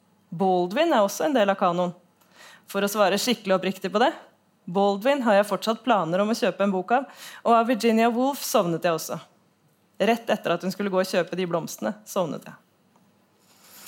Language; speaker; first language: Norwegian; native; Norwegian